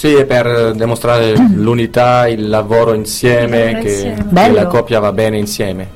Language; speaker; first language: Italian; non-native, learner; German